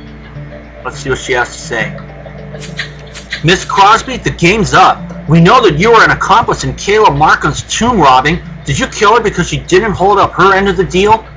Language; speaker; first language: English; native; English